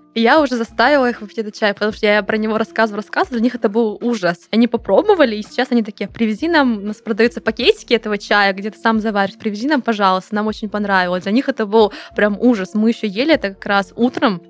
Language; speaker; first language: Russian; non-native, local second language; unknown